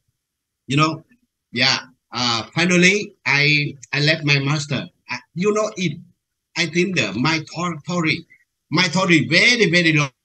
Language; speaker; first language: English; non-native, learner; Vietnamese